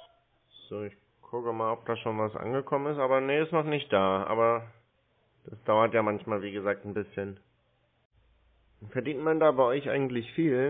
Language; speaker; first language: German; native; German